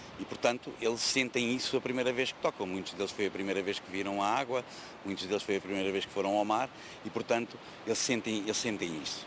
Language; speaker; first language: Portuguese; native; Portuguese